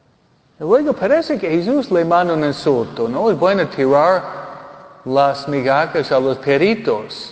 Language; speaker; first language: Spanish; non-native, fluent; English